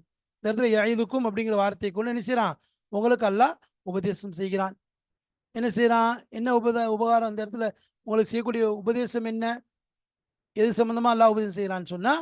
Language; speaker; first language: Tamil; native; Tamil